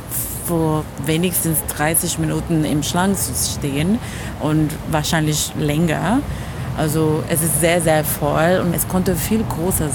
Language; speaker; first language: German; non-native, fluent; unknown